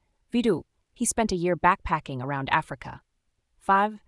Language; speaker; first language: English; non-native, fluent; Vietnamese